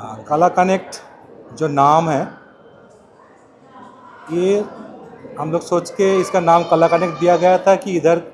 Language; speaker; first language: Hindi; native; Hindi